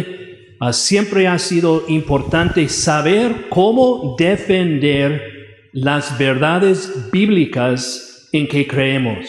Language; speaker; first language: Spanish; non-native, fluent; English